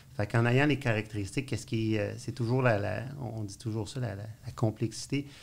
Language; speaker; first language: French; native; French